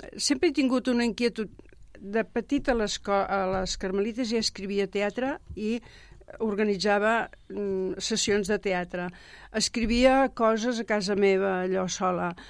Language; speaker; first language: Catalan; native; Catalan